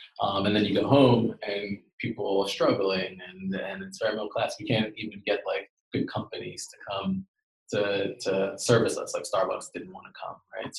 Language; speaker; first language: English; native; English